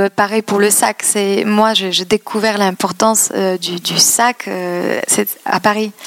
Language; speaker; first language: French; non-native, fluent; Polish